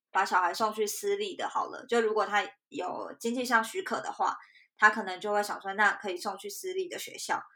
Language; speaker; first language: Chinese; native; Chinese